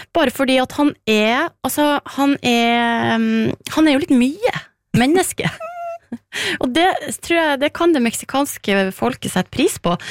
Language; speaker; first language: Norwegian; native; Norwegian